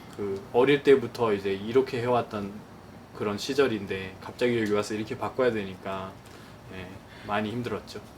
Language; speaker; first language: Korean; non-native, fluent; Nepali